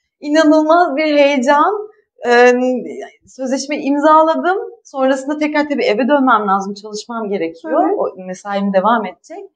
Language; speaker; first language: Turkish; native; Turkish